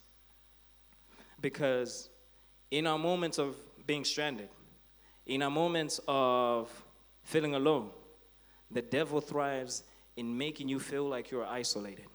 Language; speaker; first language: English; non-native, local second language; Nyanja